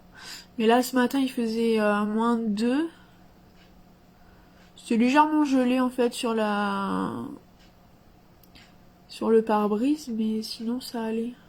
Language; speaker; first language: French; native; French